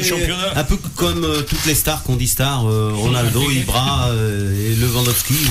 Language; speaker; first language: French; native; French